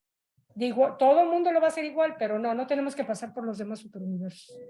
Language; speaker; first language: Spanish; native; Spanish